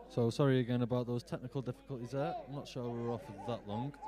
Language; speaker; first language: English; native; English